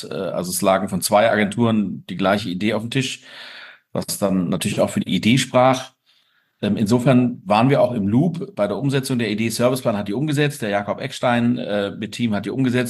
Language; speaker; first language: German; native; German